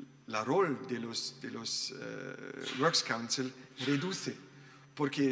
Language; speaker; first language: Spanish; non-native, learner; German